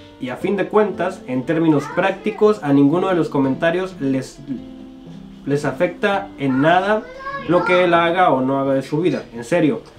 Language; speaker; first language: Spanish; native; Spanish